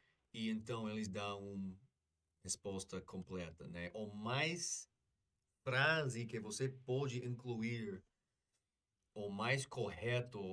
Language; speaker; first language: Portuguese; non-native, fluent; English